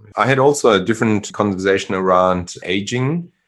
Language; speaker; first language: English; non-native, fluent; German